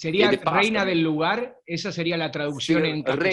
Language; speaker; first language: Spanish; native; Spanish